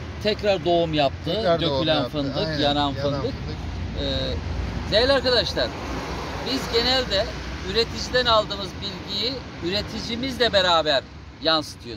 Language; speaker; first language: Turkish; native; Turkish